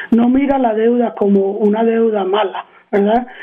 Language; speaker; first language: Spanish; early bilingual, heritage; Spanish